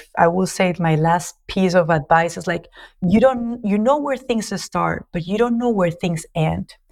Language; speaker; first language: English; non-native, fluent; Spanish